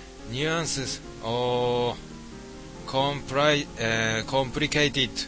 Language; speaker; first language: English; non-native, learner; Japanese